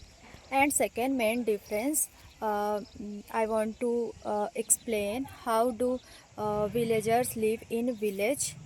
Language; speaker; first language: English; non-native, learner; Hindi